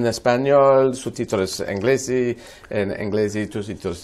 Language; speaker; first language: Spanish; non-native, learner; English